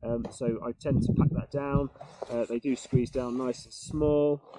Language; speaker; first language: English; native; English